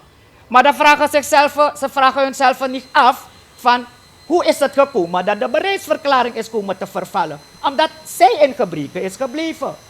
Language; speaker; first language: Dutch; native; Dutch